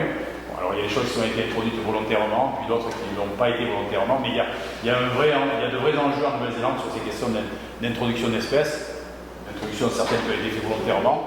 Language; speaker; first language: French; native; French